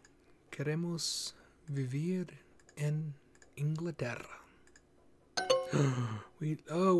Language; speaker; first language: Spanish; non-native, learner; English